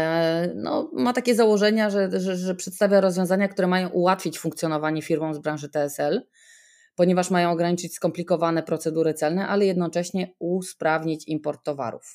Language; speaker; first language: Polish; native; Polish